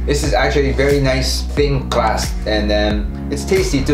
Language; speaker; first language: English; non-native, fluent; Japanese